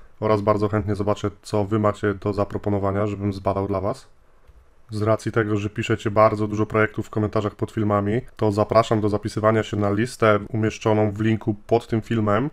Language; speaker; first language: Polish; native; Polish